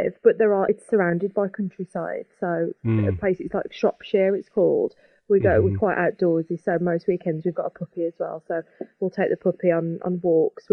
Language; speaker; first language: English; native; English